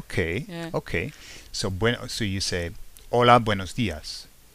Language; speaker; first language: Spanish; non-native, learner; English